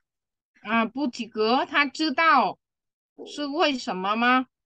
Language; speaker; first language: Chinese; non-native, fluent; Vietnamese